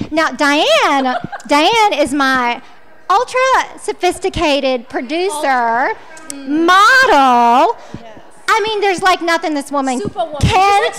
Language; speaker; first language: English; native; English